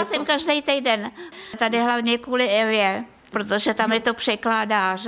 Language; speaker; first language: Czech; non-native, fluent; Russian